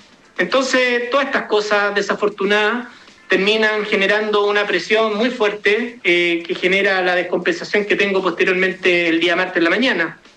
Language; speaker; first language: Spanish; native; Spanish